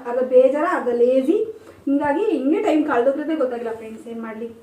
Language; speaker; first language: Kannada; native; Kannada